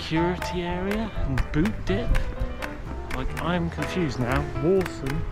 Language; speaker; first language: English; native; English